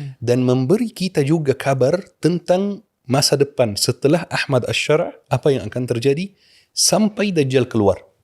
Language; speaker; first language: Indonesian; non-native, fluent; Arabic